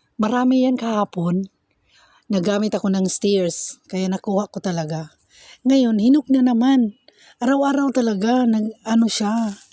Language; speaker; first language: Filipino; non-native, local second language; Cebuano